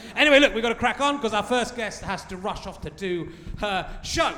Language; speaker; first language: English; native; English